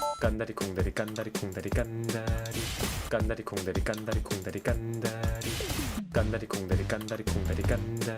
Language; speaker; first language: Korean; native; Korean